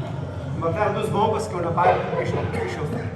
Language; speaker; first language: French; non-native, fluent; Spanish